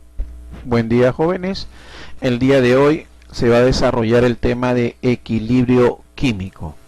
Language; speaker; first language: Spanish; native; Spanish